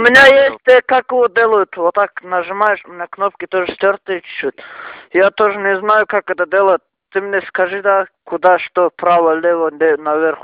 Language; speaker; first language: Russian; non-native, local second language; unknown